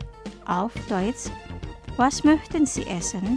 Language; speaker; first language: German; non-native, fluent; Indonesian